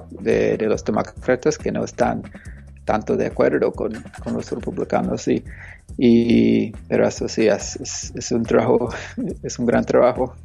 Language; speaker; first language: Spanish; non-native, fluent; English